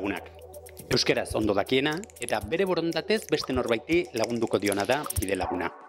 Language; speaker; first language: Basque; native; Basque